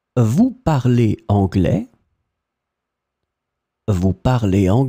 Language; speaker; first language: French; non-native, fluent; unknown